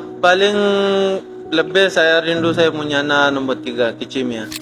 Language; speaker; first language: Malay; non-native, learner; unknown